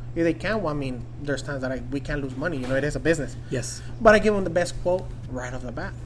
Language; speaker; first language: English; non-native, fluent; Spanish